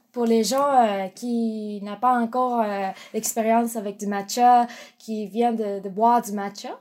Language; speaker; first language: French; non-native, fluent; Japanese